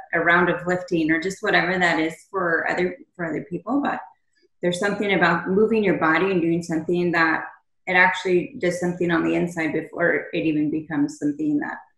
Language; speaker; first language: English; native; English